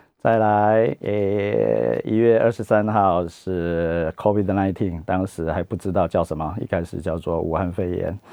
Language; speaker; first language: Chinese; native; Chinese